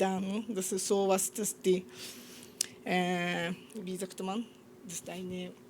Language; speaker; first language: German; non-native, learner; Japanese